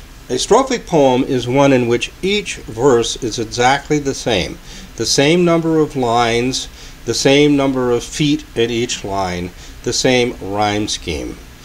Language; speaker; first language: English; native; English